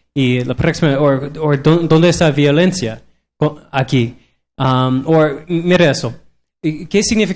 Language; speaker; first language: Spanish; non-native, learner; English